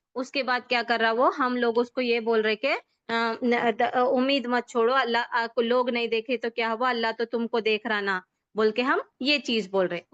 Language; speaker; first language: Hindi; native; Hindi